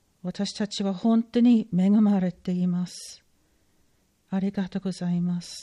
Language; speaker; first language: Japanese; non-native, fluent; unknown